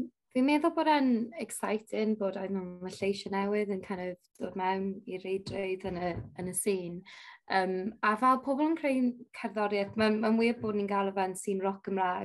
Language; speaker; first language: Welsh; non-native, local second language; English